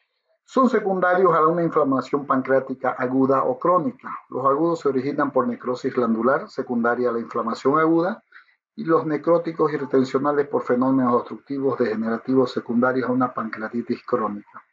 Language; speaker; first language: Spanish; native; Spanish